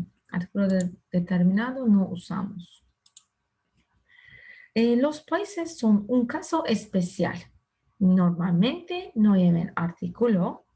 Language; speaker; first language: Spanish; non-native, fluent; Turkish